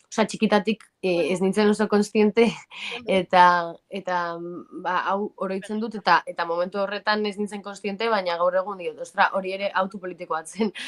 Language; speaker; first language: Basque; native; Basque